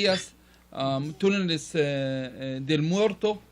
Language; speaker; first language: Spanish; non-native, learner; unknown